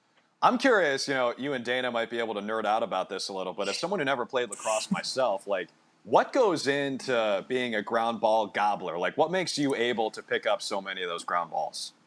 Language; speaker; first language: English; native; English